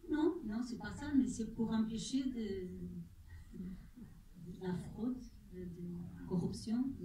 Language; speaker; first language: French; non-native, fluent; Portuguese